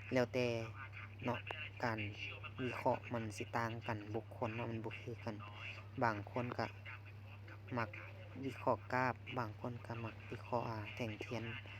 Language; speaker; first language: Thai; native; Thai